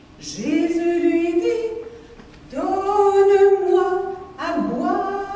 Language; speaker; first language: French; native; French